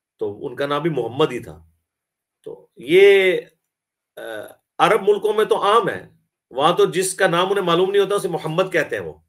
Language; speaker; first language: Urdu; non-native, local second language; Punjabi